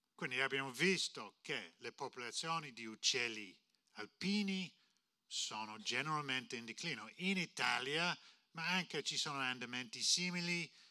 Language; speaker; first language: Italian; non-native, fluent; English